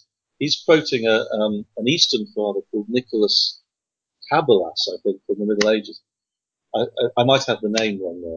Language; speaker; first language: English; native; English